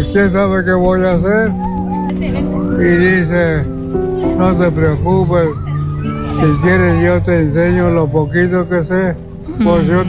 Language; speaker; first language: Spanish; native; Spanish